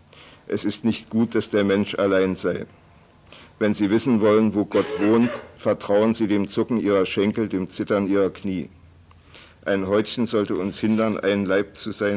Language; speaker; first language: German; native; German